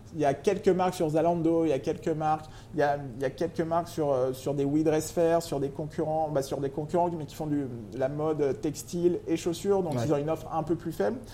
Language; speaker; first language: French; native; French